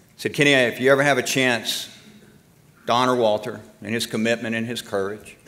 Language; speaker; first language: English; native; English